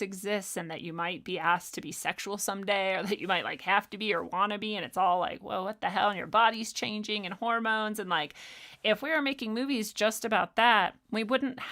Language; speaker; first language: English; native; English